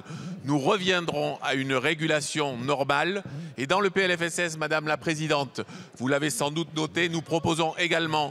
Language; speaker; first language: French; native; French